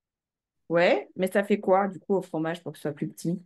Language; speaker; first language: French; native; French